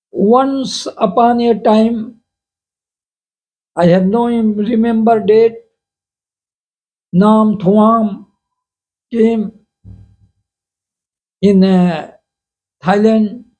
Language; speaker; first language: English; non-native, local second language; Hindi